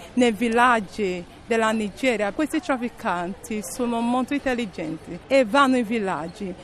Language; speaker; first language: Italian; non-native, fluent; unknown